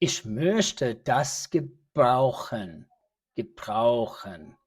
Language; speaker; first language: German; early bilingual, heritage; English